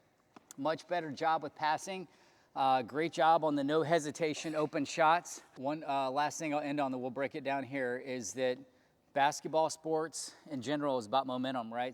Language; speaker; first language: English; native; English